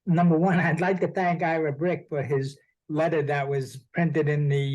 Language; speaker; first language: English; native; English